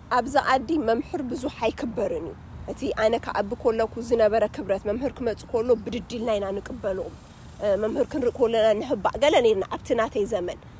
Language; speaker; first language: Tigrinya; early bilingual, heritage; Tigrinya